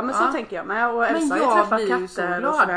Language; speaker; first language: Swedish; native; Swedish